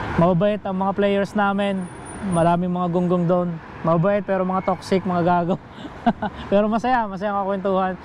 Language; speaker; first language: Filipino; native; Filipino